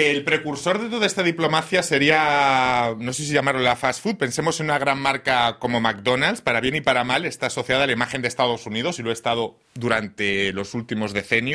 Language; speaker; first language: Spanish; native; Spanish